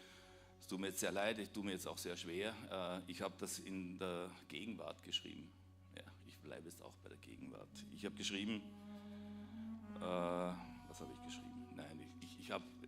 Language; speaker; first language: German; native; German